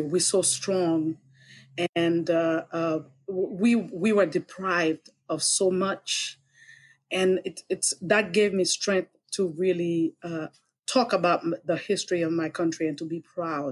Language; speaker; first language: English; non-native, fluent; Haitian Creole